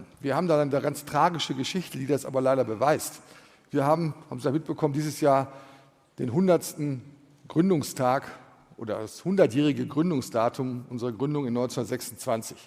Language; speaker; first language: German; native; German